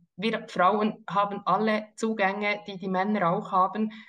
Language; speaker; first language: German; native; German